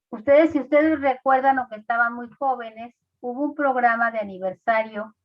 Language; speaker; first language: Spanish; native; Spanish